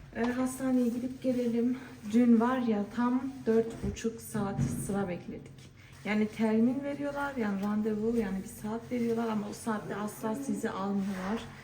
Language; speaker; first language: Turkish; early bilingual, heritage; Turkish